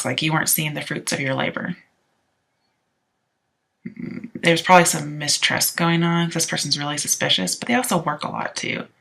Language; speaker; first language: English; native; English